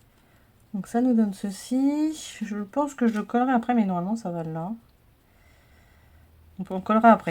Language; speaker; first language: French; native; French